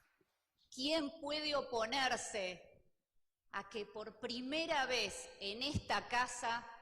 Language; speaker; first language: Spanish; native; Spanish